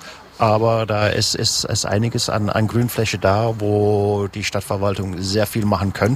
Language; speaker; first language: German; native; German